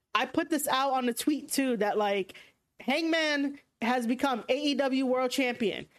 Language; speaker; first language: English; native; English